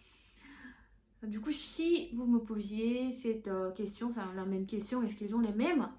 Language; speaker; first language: French; non-native, fluent; Korean